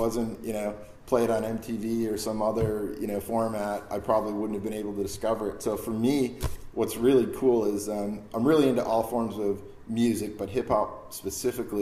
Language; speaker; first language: English; native; English